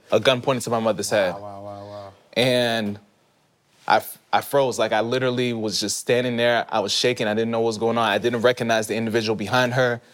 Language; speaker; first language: English; early bilingual, other home language; Haitian Creole